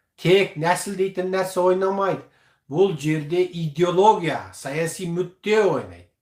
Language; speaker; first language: Kazakh; early bilingual, heritage; Kazakh